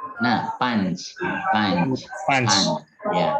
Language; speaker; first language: Indonesian; native; Indonesian